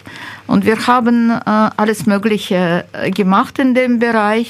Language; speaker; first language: German; non-native, fluent; Ukrainian